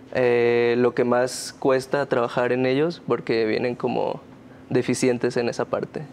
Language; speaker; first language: Spanish; native; Spanish